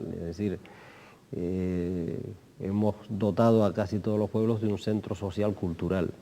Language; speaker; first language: Spanish; native; Spanish